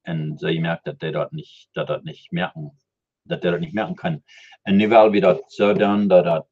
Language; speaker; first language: German; non-native, learner; Dutch